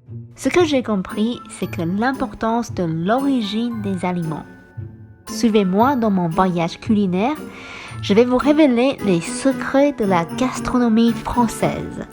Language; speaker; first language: French; non-native, fluent; Chinese